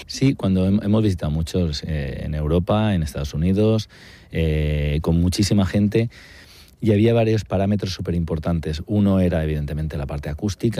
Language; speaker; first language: Spanish; native; Spanish